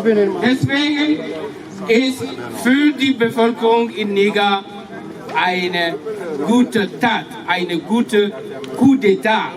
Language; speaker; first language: German; non-native, fluent; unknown